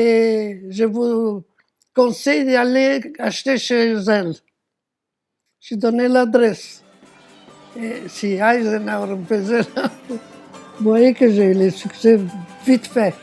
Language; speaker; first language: French; non-native, fluent; Romanian